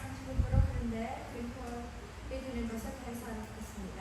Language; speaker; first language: Korean; non-native, fluent; Khmer